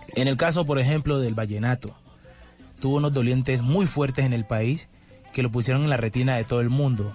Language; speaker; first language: Spanish; native; Spanish